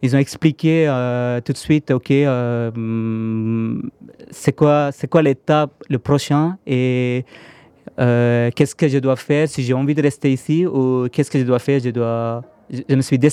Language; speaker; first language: French; non-native, fluent; Tamil